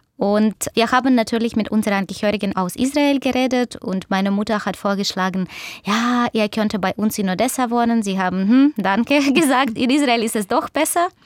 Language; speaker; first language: German; non-native, fluent; Russian